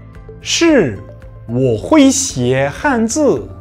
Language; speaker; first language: Chinese; non-native, fluent; Kazakh